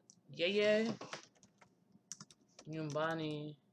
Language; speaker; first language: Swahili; non-native, learner; English